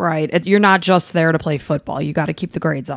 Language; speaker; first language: English; native; English